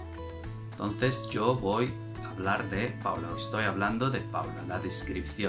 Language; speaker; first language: Spanish; non-native, fluent; Arabic